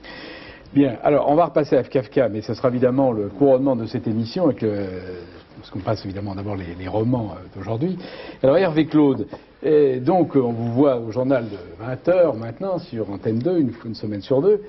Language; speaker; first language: French; native; French